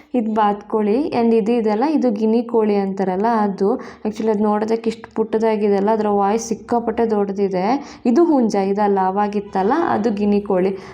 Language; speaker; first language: Kannada; non-native, local second language; Tulu